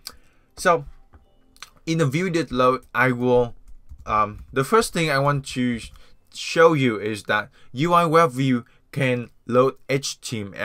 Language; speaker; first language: English; non-native, fluent; Vietnamese